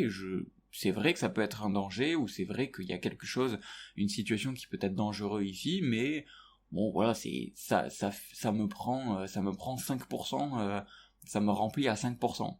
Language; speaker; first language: French; native; French